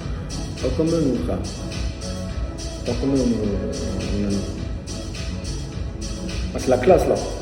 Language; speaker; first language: French; non-native, local second language; Arabic